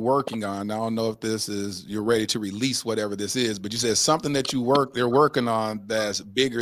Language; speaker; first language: English; native; English